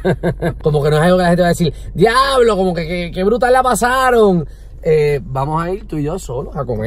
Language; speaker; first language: Spanish; native; Spanish